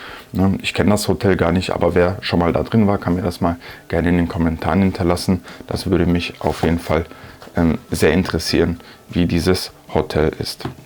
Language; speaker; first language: German; native; German